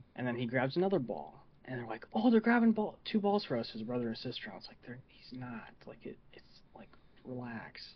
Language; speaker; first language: English; native; English